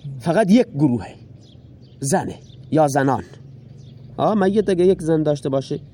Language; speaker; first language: Persian; non-native, local second language; Baluchi